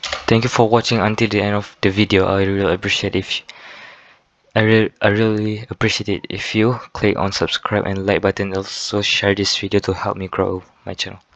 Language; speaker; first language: English; non-native, fluent; Malay